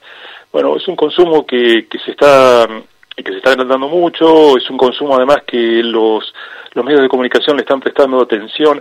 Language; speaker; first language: Spanish; native; Spanish